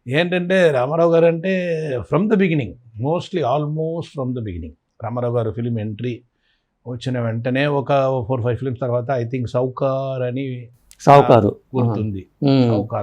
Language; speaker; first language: Telugu; non-native, fluent; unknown